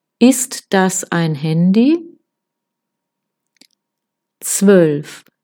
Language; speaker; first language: German; non-native, fluent; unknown